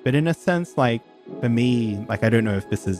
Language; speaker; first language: English; native; English